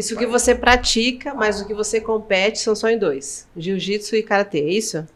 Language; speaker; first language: Portuguese; native; Portuguese